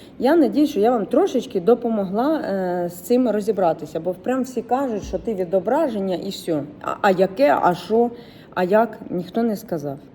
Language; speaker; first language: Ukrainian; non-native, local second language; Russian